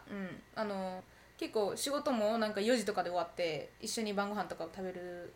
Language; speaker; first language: Japanese; early bilingual, heritage; Japanese